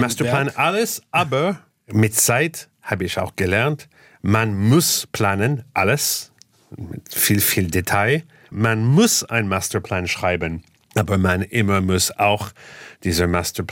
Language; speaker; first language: German; non-native, fluent; English